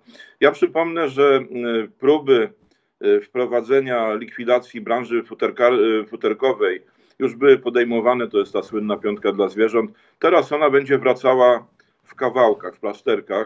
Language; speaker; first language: Polish; native; Polish